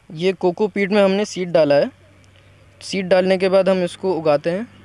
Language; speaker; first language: Hindi; native; Hindi